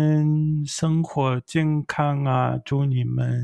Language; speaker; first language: Chinese; non-native, fluent; English